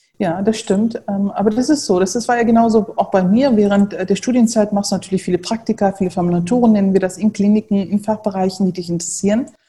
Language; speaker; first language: German; early bilingual, other home language; Turkish